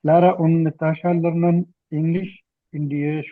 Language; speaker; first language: German; non-native, learner; Urdu